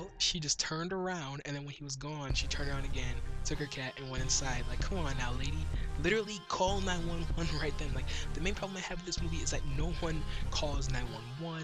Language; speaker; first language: English; native; English